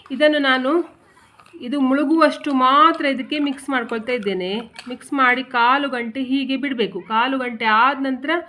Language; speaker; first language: Kannada; non-native, local second language; Konkani